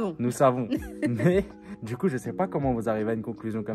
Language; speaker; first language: French; early bilingual, other home language; Turkish